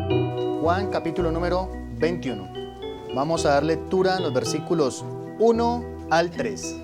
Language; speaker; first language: Spanish; native; Spanish